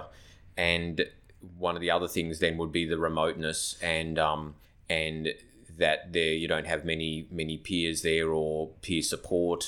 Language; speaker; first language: English; native; English